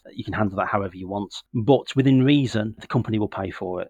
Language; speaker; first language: English; native; English